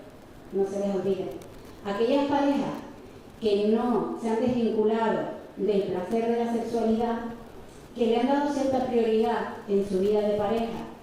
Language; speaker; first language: Spanish; native; Spanish